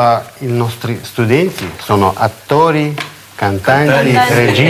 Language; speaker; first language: Italian; non-native, fluent; Russian